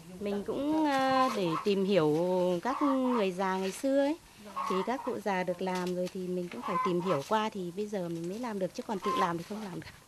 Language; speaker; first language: Vietnamese; non-native, local second language; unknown